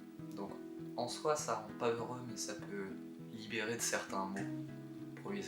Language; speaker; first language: French; native; French